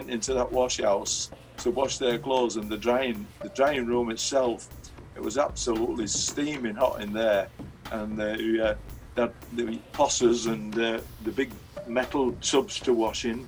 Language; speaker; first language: English; native; English